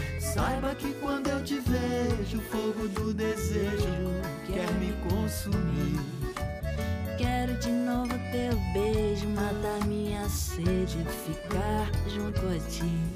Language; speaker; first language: Portuguese; native; Portuguese